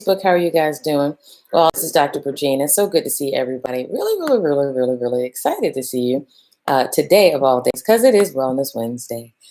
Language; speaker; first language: English; native; English